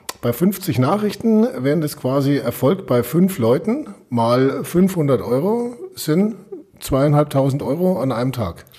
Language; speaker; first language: German; native; German